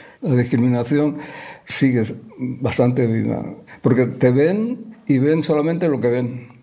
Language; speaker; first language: Spanish; native; Spanish